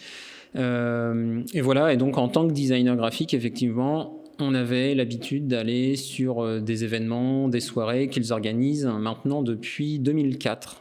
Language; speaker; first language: French; native; French